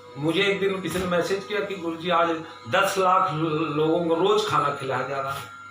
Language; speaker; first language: Hindi; native; Hindi